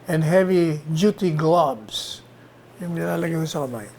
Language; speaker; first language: English; non-native, local second language; Filipino